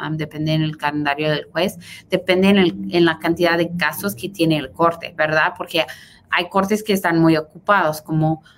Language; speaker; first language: Spanish; early bilingual, heritage; Spanish